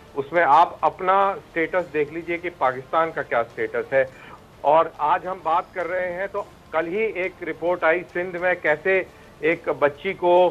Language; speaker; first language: Hindi; native; Hindi